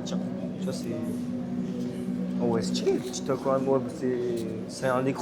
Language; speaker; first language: French; native; French